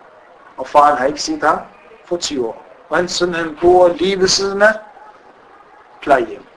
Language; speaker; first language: Danish; non-native, fluent; Arabic